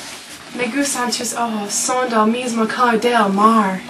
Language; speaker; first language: Spanish; non-native, learner; English